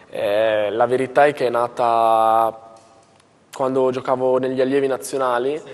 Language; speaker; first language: Italian; native; Italian